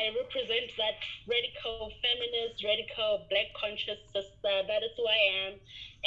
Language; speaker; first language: English; non-native, local second language; Northern Sotho